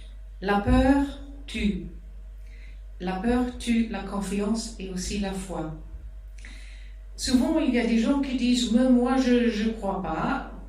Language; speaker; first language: French; non-native, fluent; German